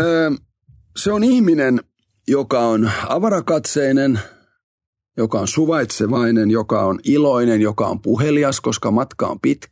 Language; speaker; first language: Finnish; native; Finnish